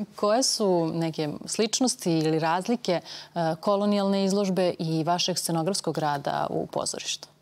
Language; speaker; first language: Serbian; native; Serbian